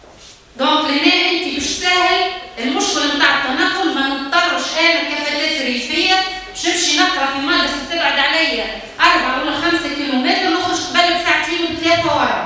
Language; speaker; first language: Arabic; native; Arabic